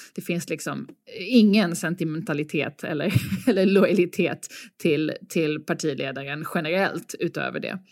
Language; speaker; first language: Swedish; native; Swedish